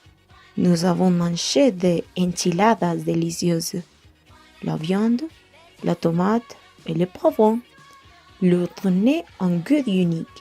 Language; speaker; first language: French; non-native, learner; Spanish